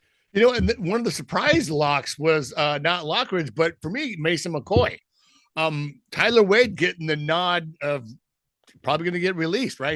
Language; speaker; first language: English; native; English